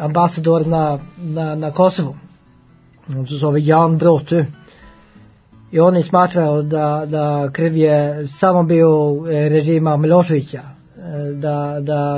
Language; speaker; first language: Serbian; non-native, learner; Norwegian